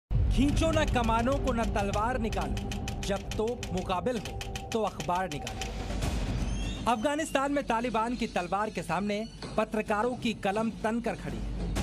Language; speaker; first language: Hindi; native; Hindi